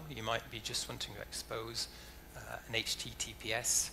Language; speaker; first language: English; native; English